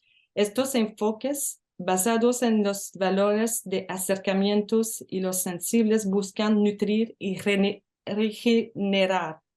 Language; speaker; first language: Spanish; non-native, learner; French